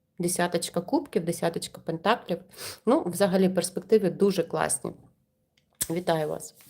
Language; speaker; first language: Ukrainian; non-native, local second language; Russian